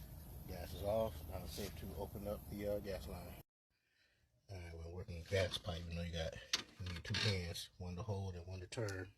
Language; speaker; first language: English; native; English